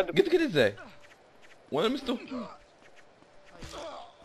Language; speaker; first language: Arabic; native; Arabic